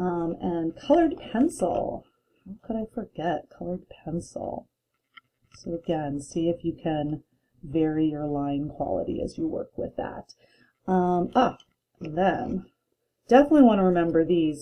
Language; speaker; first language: English; native; English